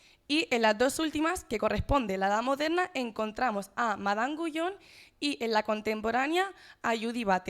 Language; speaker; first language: Spanish; native; Spanish